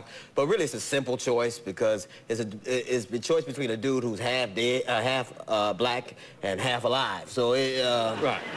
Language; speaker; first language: English; native; English